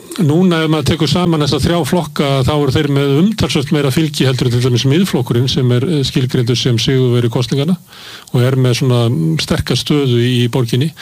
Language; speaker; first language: Icelandic; native; Icelandic